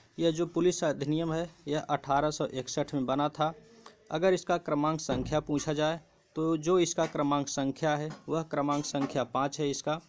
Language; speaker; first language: Hindi; native; Hindi